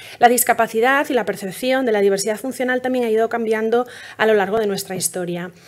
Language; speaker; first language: Spanish; native; Spanish